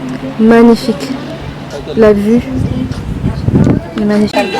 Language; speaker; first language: French; non-native, local second language; Arabic